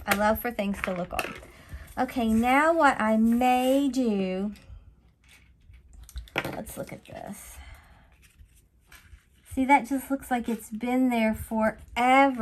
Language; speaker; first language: English; native; English